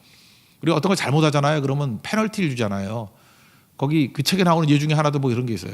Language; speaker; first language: Korean; native; Korean